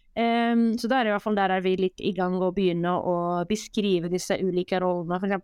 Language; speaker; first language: Norwegian; non-native, fluent; Arabic